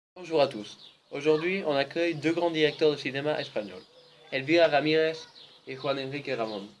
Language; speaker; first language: French; non-native, learner; Spanish